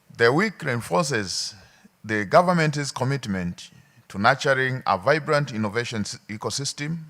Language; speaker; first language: English; non-native, local second language; Swahili